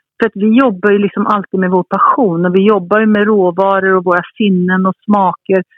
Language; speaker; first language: Swedish; early bilingual, heritage; Swedish